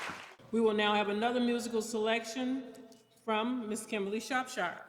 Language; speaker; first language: English; native; English